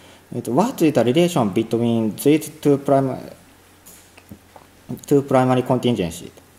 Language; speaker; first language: English; non-native, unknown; Japanese